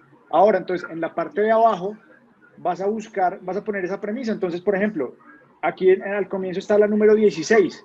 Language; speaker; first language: Spanish; native; Spanish